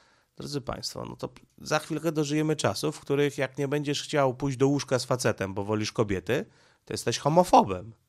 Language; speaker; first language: Polish; native; Polish